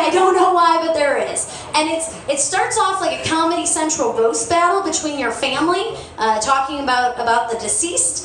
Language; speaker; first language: English; native; English